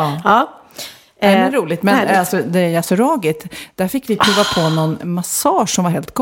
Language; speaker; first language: Swedish; native; Swedish